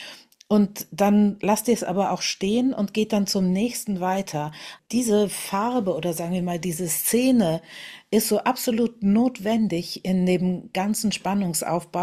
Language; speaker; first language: German; native; German